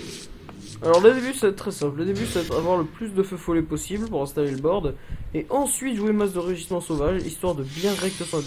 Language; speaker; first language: French; native; French